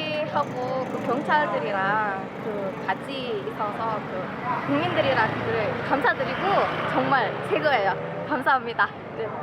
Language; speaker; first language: Korean; non-native, learner; Indonesian